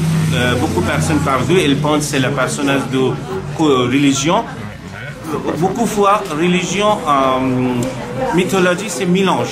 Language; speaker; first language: French; non-native, learner; Bangla